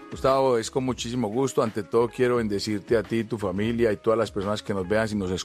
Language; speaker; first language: Spanish; native; Spanish